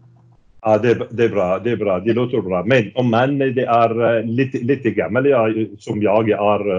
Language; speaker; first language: Swedish; non-native, fluent; Arabic